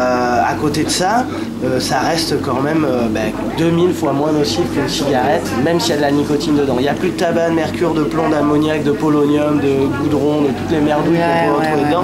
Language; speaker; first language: French; native; French